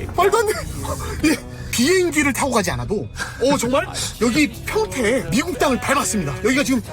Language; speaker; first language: Korean; native; Korean